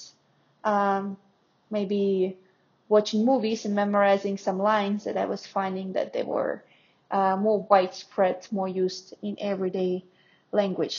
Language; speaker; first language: English; non-native, fluent; Russian